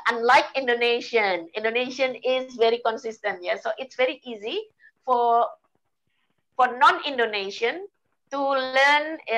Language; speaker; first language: English; non-native, fluent; Indonesian